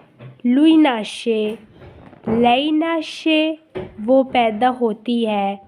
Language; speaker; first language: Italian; non-native, fluent; Urdu